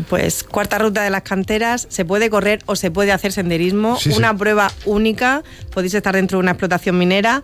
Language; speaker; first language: Spanish; native; Spanish